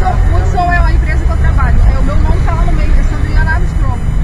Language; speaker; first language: Portuguese; native; Portuguese